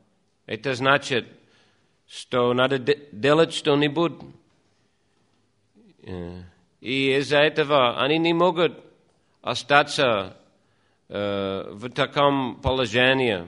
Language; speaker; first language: Russian; non-native, fluent; English